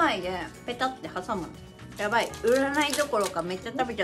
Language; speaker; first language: Japanese; native; Japanese